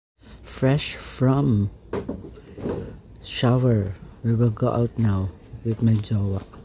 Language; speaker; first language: English; non-native, learner; Filipino